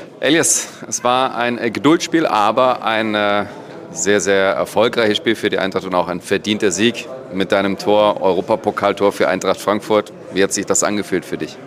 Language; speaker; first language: German; native; German